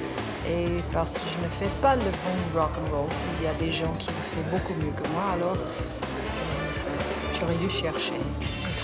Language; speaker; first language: French; non-native, learner; English